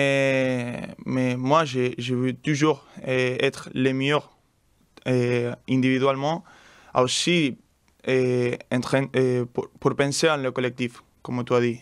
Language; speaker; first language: French; non-native, learner; Spanish